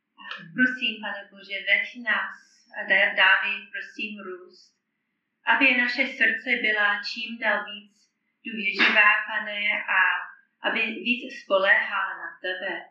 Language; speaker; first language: Czech; non-native, fluent; English